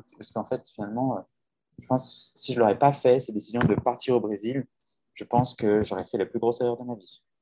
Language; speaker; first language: French; native; French